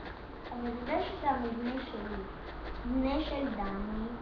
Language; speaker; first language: Hebrew; early bilingual, other home language; Russian